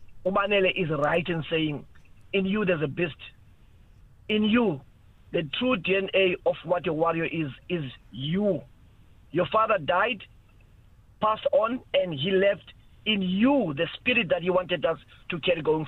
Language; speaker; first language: English; non-native, local second language; Xhosa